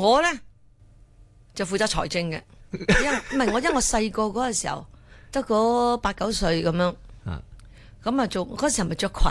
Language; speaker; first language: Cantonese; early bilingual, heritage; Cantonese